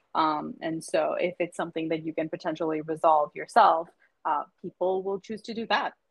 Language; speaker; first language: English; non-native, local second language; Hindi